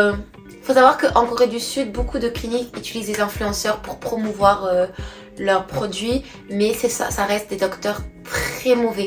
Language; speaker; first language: French; native; French